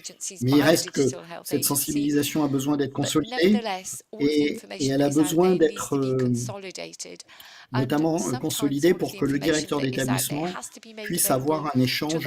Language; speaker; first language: French; native; French